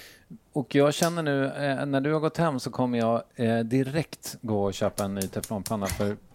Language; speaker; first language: Swedish; native; Swedish